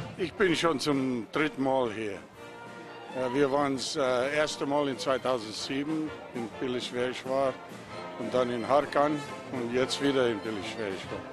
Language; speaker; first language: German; early bilingual, heritage; German